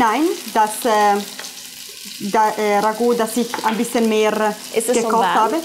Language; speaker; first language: German; non-native, fluent; Italian